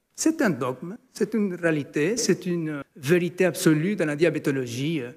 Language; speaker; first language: French; non-native, fluent; Spanish